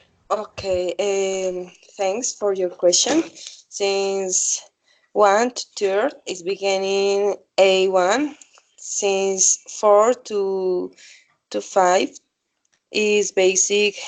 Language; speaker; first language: English; non-native, learner; Spanish